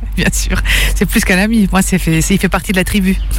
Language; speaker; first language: French; early bilingual, other home language; Serbian